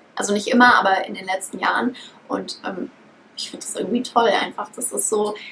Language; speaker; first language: German; native; German